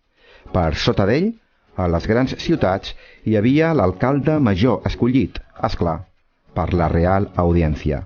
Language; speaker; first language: Catalan; native; Catalan